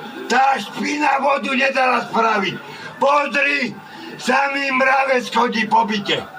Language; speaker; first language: Slovak; native; Slovak